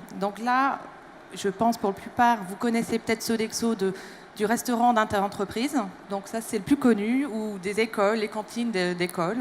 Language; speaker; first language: French; non-native, fluent; English